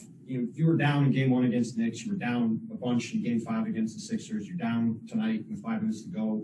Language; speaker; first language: English; native; English